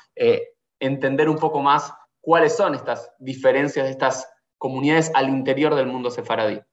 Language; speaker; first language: Spanish; native; Spanish